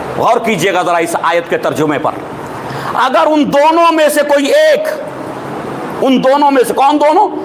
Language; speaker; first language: Urdu; native; Urdu